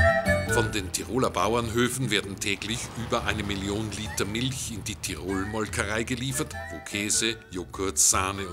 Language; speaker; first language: German; native; German